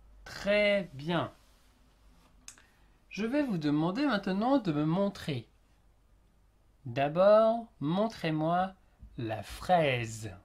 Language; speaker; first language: French; native; French